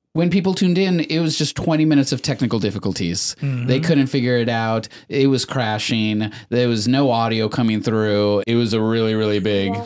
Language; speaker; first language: English; early bilingual, other home language; Spanish